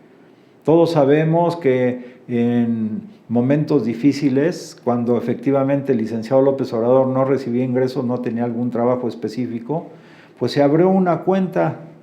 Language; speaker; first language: Spanish; native; Spanish